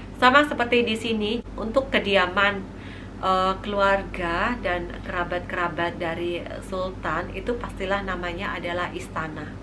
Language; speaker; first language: Indonesian; native; Indonesian